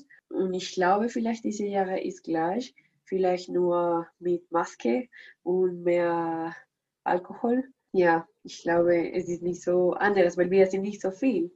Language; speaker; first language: German; non-native, learner; Spanish